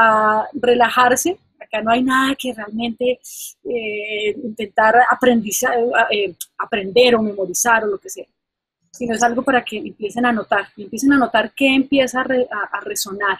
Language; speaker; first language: Spanish; native; Spanish